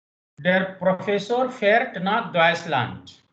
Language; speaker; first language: German; non-native, learner; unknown